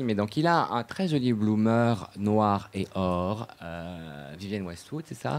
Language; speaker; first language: French; native; French